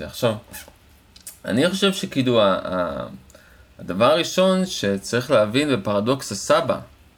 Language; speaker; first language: Hebrew; native; Hebrew